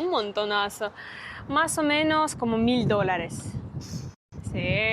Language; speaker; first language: Spanish; non-native, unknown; Russian